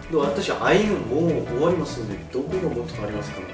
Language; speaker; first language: Japanese; non-native, learner; Korean